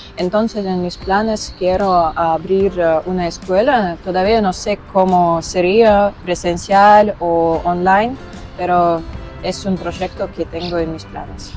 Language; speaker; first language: Spanish; non-native, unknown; Russian